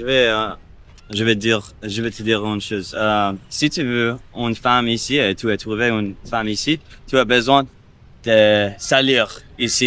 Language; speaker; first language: French; non-native, learner; English